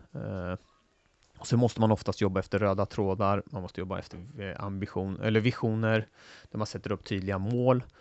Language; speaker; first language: Swedish; early bilingual, other home language; Turoyo